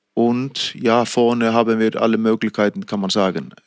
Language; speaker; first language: German; non-native, fluent; Icelandic